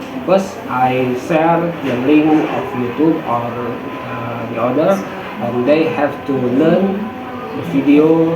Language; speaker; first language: English; non-native, learner; Indonesian